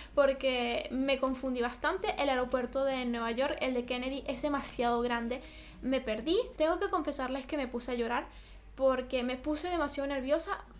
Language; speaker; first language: Spanish; native; Spanish